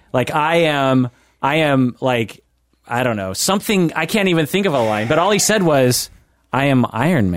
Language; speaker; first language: English; native; English